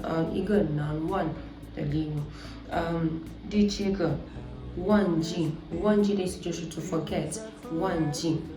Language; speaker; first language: Chinese; non-native, learner; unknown